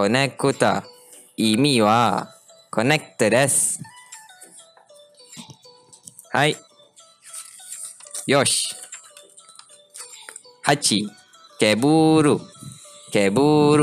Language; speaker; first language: Japanese; non-native, learner; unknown